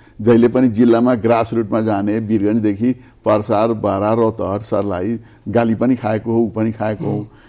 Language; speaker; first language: Nepali; non-native, local second language; Bhojpuri